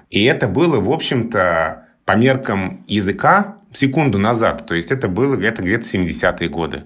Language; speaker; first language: Russian; native; Russian